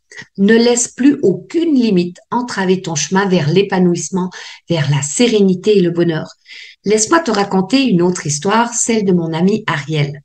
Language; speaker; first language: French; native; French